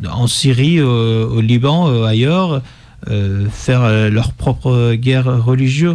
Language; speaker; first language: French; non-native, fluent; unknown